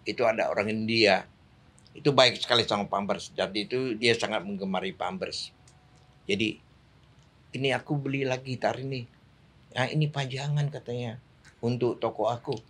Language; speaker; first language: Indonesian; native; Indonesian